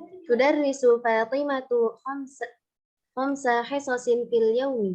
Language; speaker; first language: Arabic; non-native, learner; Indonesian